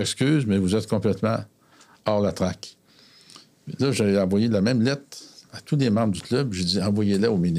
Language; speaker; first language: French; native; French